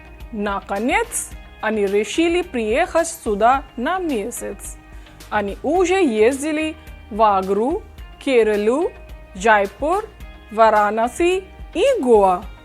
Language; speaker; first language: Russian; non-native, fluent; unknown